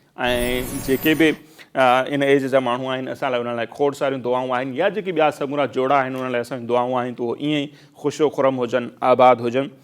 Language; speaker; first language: Sindhi; native; Sindhi